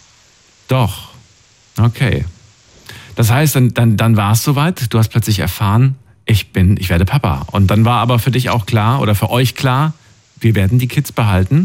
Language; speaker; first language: German; native; German